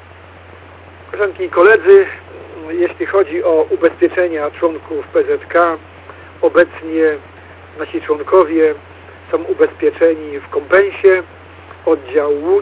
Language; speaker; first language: Polish; native; Polish